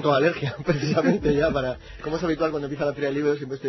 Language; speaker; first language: Spanish; native; Spanish